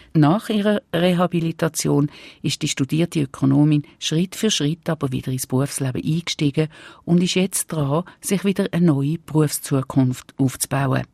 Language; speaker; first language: German; native; German